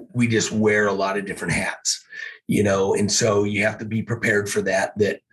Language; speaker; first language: English; native; English